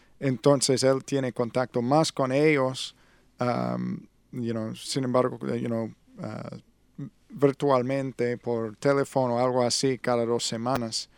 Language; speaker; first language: Spanish; non-native, learner; English